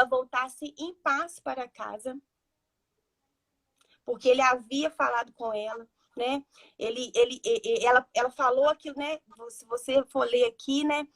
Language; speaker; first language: Portuguese; native; Portuguese